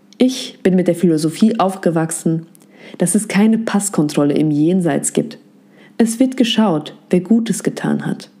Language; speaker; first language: German; native; German